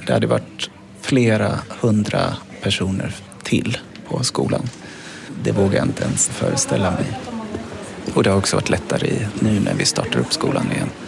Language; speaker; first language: Swedish; native; Swedish